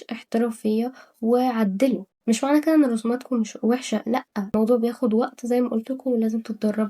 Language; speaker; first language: Arabic; native; Arabic